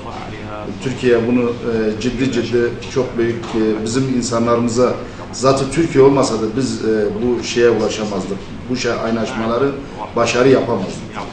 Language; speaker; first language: Turkish; non-native, fluent; Arabic